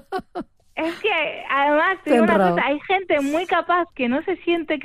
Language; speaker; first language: Spanish; native; Spanish